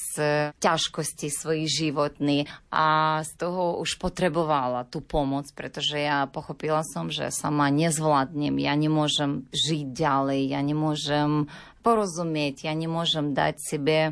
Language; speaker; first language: Slovak; non-native, learner; Ukrainian